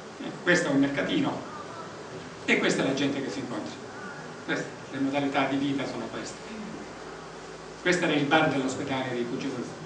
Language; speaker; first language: Italian; native; Italian